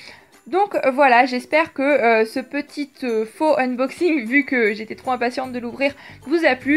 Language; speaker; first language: French; native; French